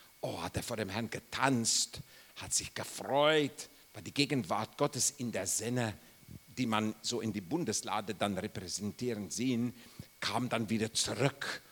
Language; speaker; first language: German; non-native, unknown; English